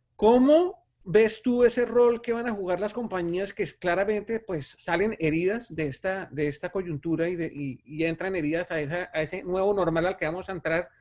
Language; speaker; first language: Spanish; native; Spanish